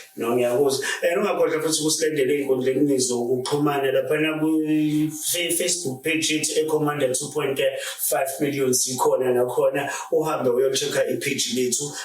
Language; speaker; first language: Zulu; native; Zulu